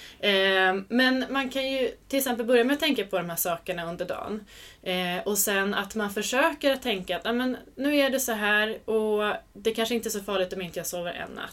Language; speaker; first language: Swedish; native; Swedish